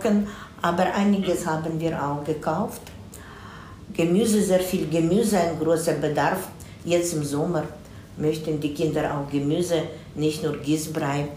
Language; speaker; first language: German; non-native, fluent; Russian